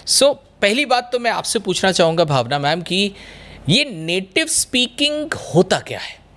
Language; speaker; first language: Hindi; non-native, local second language; Bangla